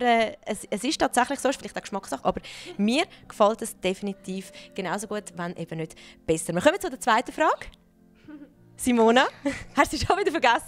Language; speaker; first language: German; native; German